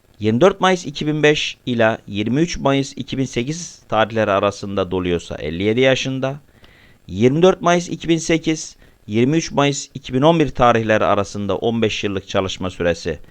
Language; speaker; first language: Turkish; native; Turkish